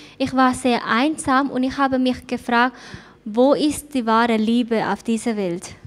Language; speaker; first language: German; non-native, fluent; Thai